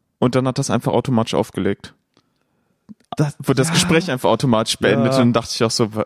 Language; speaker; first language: German; native; German